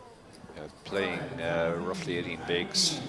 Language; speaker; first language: English; native; English